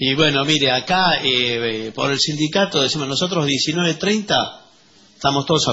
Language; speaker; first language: Spanish; native; Spanish